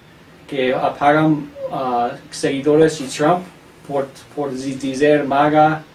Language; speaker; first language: Portuguese; non-native, learner; English